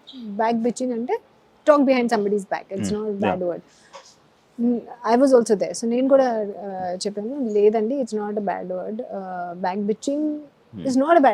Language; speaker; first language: Telugu; non-native, learner; Hindi